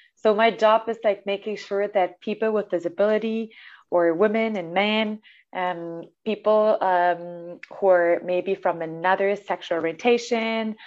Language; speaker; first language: English; non-native, fluent; German